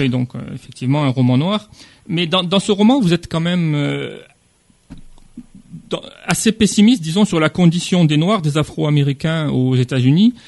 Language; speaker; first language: French; native; French